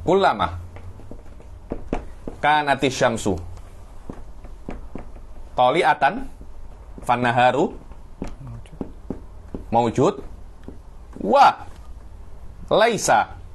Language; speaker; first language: Arabic; non-native, fluent; Malay